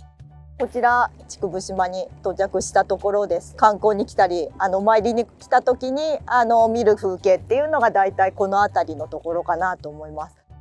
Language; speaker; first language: Japanese; native; Japanese